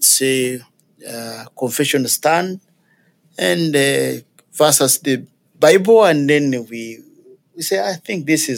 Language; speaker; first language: English; non-native, local second language; Ganda